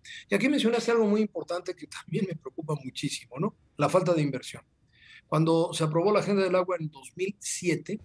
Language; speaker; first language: Spanish; native; Spanish